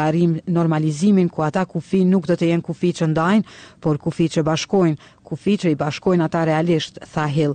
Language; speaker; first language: Albanian; native; Albanian